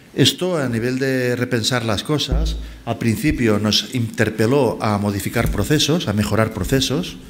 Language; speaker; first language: Spanish; native; Spanish